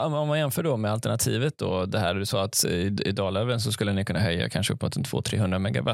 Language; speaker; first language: Swedish; native; Swedish